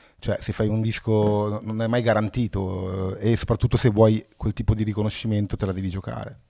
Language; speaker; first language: Italian; native; Italian